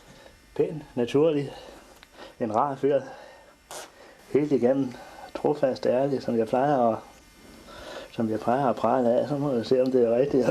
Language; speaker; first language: Danish; native; Danish